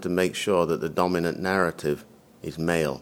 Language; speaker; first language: English; native; English